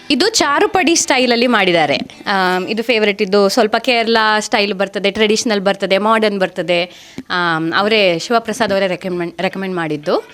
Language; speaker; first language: Kannada; native; Kannada